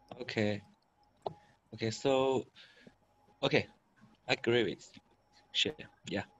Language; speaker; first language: English; non-native, learner; Chinese